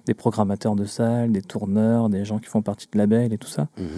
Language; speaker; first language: French; native; French